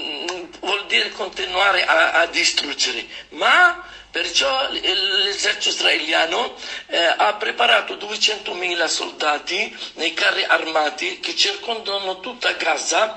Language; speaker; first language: Italian; non-native, fluent; Arabic